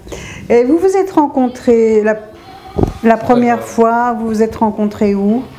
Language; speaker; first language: French; native; French